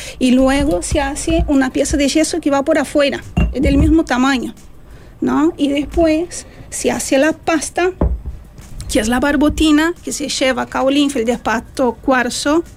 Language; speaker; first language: Spanish; non-native, fluent; Portuguese